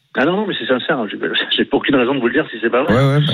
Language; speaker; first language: French; native; French